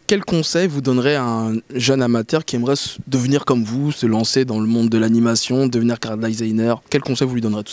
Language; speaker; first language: French; native; French